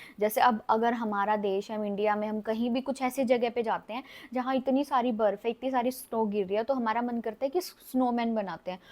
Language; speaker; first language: Hindi; native; Hindi